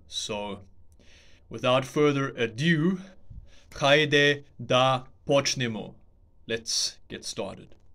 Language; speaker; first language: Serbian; non-native, learner; English